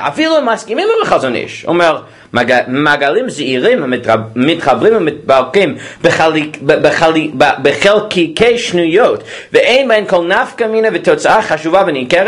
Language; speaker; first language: Hebrew; non-native, fluent; English